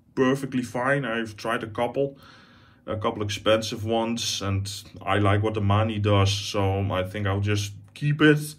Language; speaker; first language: English; non-native, fluent; Dutch